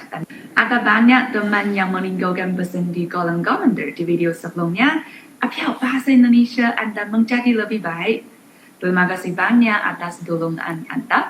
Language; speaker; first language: Indonesian; non-native, fluent; Chinese